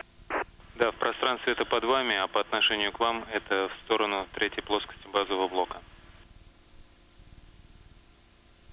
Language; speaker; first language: Russian; native; Russian